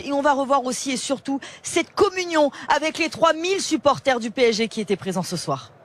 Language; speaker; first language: French; native; French